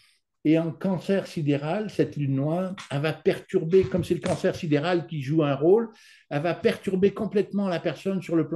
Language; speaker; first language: French; native; French